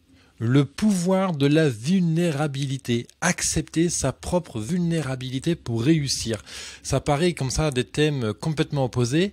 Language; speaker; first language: French; native; French